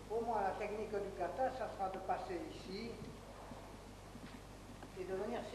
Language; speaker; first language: French; native; French